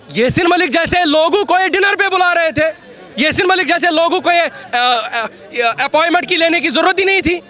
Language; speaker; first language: Hindi; native; Hindi